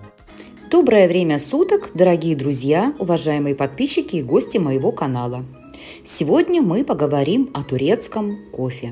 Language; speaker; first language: Russian; native; Russian